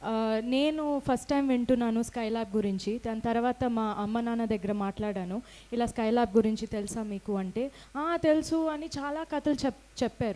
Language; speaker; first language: Telugu; non-native, local second language; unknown